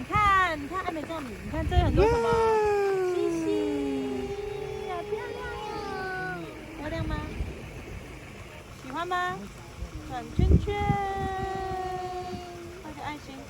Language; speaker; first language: Chinese; native; Chinese